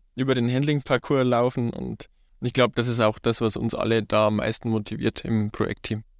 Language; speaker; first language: German; native; German